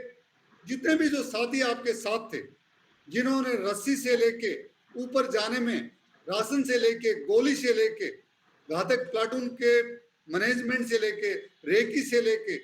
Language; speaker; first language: Hindi; native; Hindi